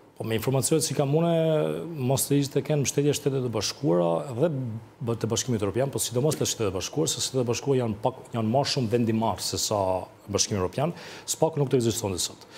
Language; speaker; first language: Albanian; early bilingual, heritage; Albanian